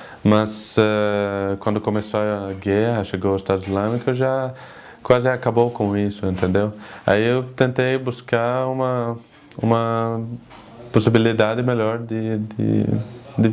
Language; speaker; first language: Portuguese; non-native, fluent; Arabic